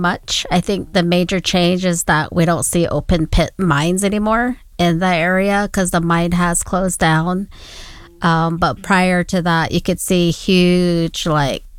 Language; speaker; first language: English; non-native, local second language; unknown